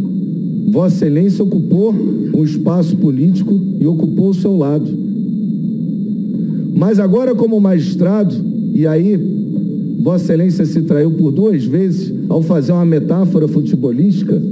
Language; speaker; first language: Portuguese; native; Portuguese